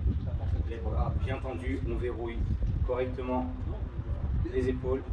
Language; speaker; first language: French; native; French